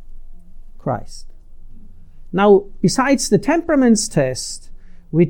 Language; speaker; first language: English; non-native, fluent; Swiss German